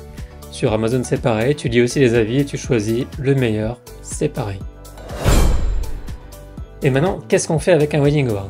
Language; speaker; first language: French; native; French